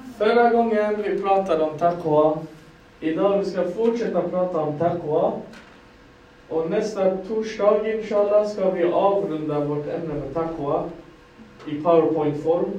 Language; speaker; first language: Swedish; non-native, fluent; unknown